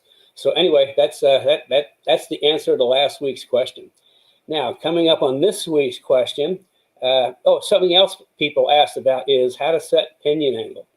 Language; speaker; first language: English; native; English